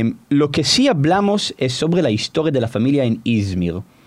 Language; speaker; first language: Spanish; non-native, fluent; Hebrew